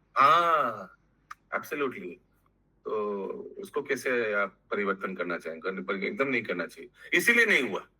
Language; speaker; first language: Hindi; non-native, local second language; Bangla